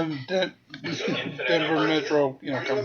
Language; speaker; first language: English; native; English